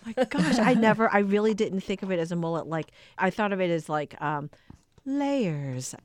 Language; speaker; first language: English; early bilingual, other home language; Filipino